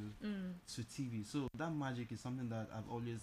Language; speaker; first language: English; non-native, local second language; Igbo